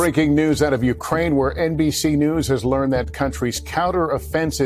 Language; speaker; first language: English; native; English